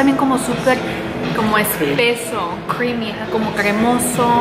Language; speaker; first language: Spanish; early bilingual, other home language; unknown